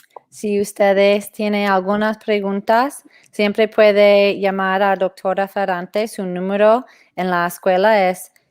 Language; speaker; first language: Spanish; non-native, fluent; English